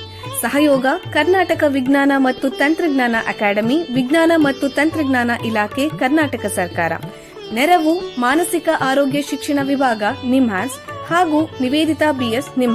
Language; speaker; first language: Kannada; native; Kannada